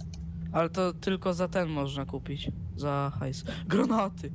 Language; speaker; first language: Polish; native; Polish